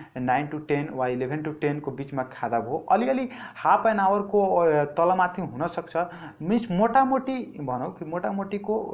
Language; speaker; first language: Nepali; non-native, local second language; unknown